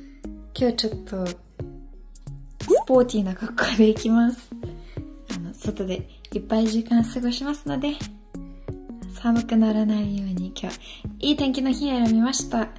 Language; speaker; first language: Japanese; non-native, fluent; English